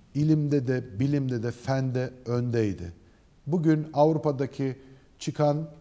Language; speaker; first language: Turkish; native; Turkish